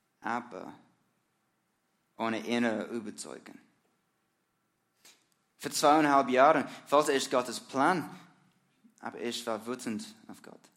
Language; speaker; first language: German; non-native, learner; English